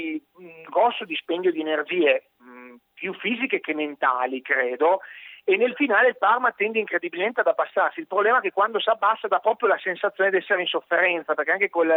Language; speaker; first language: Italian; native; Italian